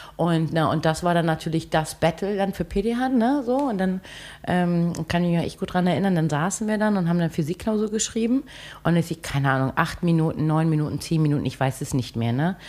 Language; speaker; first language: German; early bilingual, other home language; Turkish